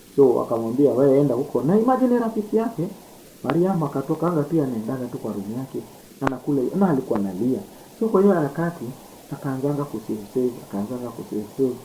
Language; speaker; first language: Swahili; non-native, local second language; Luo (Kenya and Tanzania)